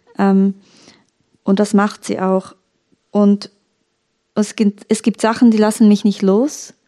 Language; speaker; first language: German; early bilingual, other home language; Turkish